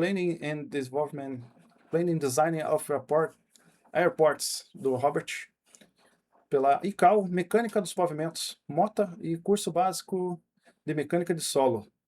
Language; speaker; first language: Portuguese; native; Portuguese